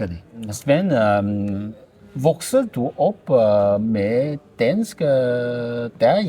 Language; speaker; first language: Danish; non-native, learner; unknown